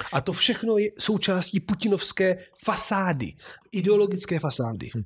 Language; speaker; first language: Czech; non-native, fluent; Italian